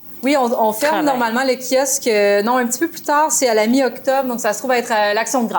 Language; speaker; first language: French; native; French